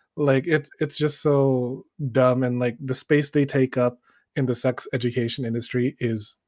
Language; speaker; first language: English; early bilingual, other home language; Filipino